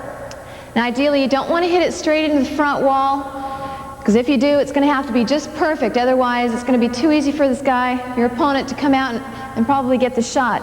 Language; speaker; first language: English; native; English